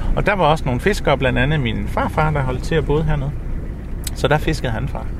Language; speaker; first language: Danish; native; Danish